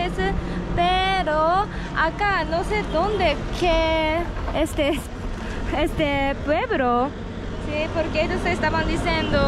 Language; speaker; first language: Spanish; non-native, fluent; Japanese